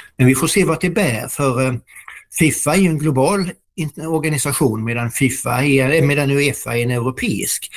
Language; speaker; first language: Swedish; native; Swedish